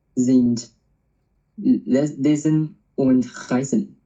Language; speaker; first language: German; non-native, learner; Chinese